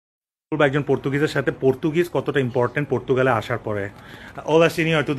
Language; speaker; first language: Portuguese; non-native, learner; Bangla